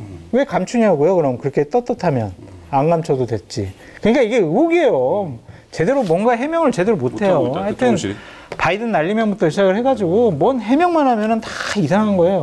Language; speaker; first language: Korean; native; Korean